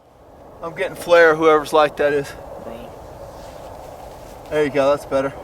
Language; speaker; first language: English; native; English